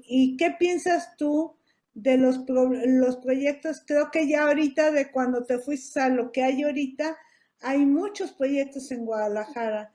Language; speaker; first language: Spanish; native; Spanish